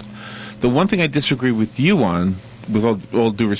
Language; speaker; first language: English; native; English